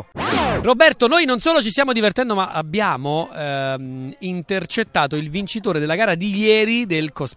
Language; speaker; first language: Italian; native; Italian